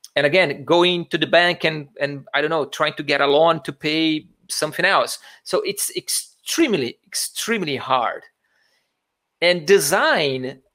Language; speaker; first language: English; non-native, fluent; Portuguese